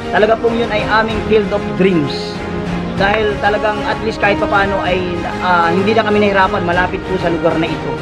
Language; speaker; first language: Filipino; native; Filipino